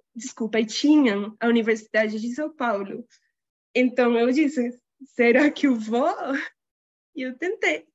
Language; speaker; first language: Portuguese; non-native, fluent; Spanish